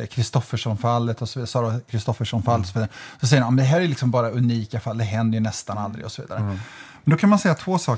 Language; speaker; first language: Swedish; native; Swedish